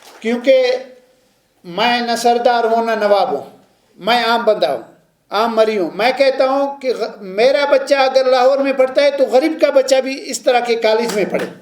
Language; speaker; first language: Urdu; non-native, local second language; Baluchi